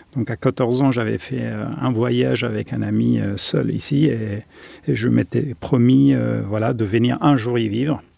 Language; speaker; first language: French; non-native, fluent; German